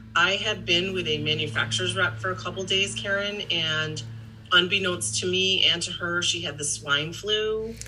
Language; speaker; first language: English; native; English